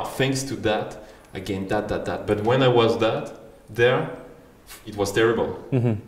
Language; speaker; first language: English; non-native, fluent; French